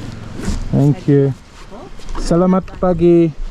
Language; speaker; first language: Indonesian; non-native, learner; English